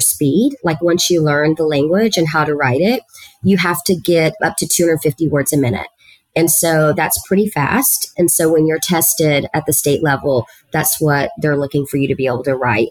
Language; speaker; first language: English; early bilingual, other home language; Spanish